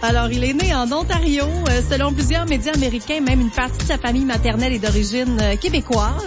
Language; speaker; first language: French; native; French